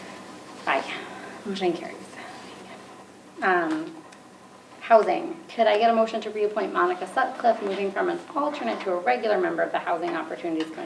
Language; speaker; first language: English; native; English